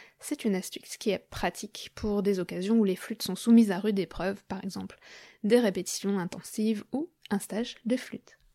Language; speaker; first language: French; native; French